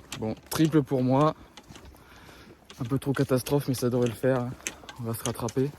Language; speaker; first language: French; native; French